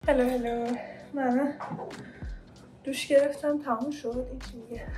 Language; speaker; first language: Persian; native; Persian